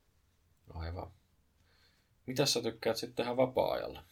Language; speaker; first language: Finnish; native; Finnish